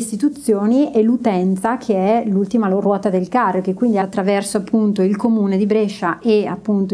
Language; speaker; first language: Italian; native; Italian